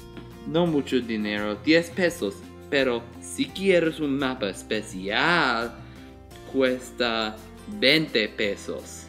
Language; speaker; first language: Spanish; non-native, learner; English